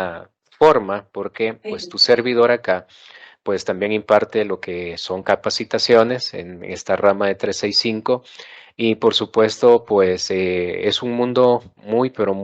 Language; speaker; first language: Spanish; native; Spanish